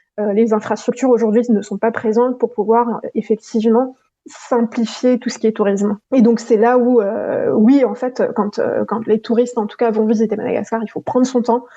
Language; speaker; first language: French; non-native, local second language; Gujarati